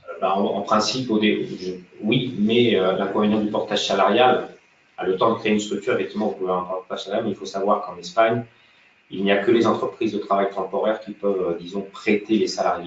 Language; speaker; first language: French; native; French